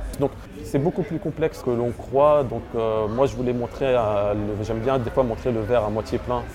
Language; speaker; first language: French; early bilingual, other home language; Arabic